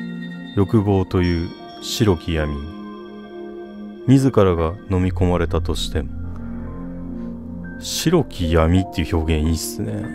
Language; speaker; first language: Japanese; native; Japanese